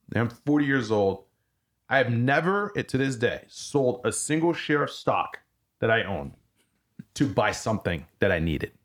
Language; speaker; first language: English; early bilingual, other home language; French